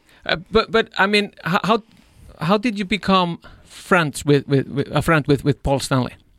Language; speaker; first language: English; non-native, fluent; Icelandic